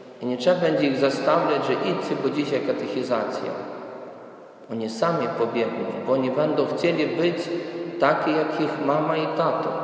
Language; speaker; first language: Polish; non-native, fluent; Ukrainian